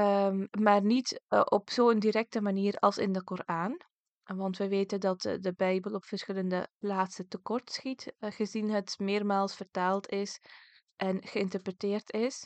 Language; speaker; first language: Dutch; early bilingual, other home language; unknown